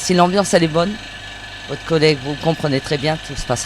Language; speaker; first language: French; native; French